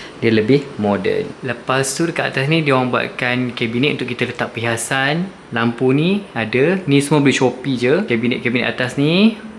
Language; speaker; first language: Malay; native; Malay